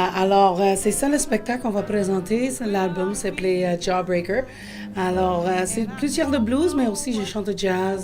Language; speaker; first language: French; non-native, fluent; English